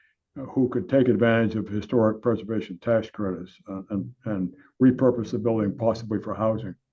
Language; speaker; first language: English; native; English